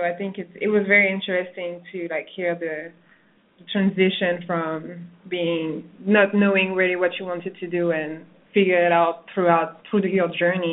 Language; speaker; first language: English; non-native, fluent; French